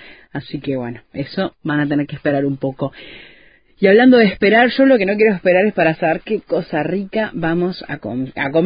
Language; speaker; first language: Spanish; native; Spanish